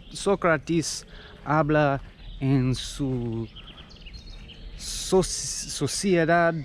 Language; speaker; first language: Spanish; non-native, learner; English